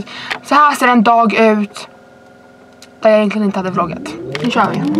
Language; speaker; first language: Swedish; native; Swedish